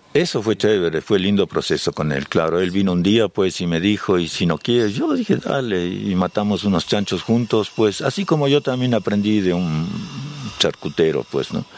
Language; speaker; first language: Spanish; early bilingual, other home language; German